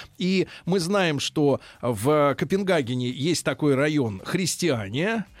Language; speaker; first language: Russian; native; Russian